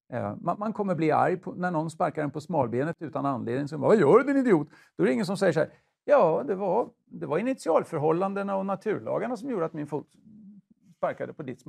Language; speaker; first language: Swedish; native; Swedish